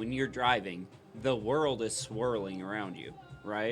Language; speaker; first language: English; native; English